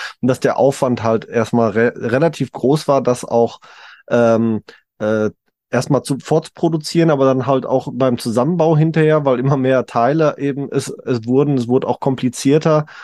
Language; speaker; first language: German; native; German